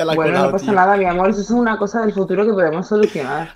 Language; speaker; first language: Spanish; native; Spanish